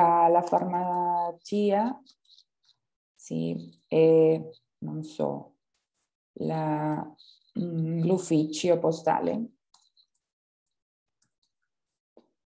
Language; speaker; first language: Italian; non-native, fluent; Spanish